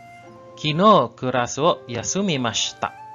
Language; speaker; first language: Japanese; non-native, learner; English